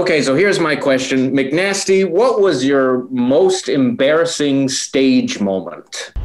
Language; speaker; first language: English; native; English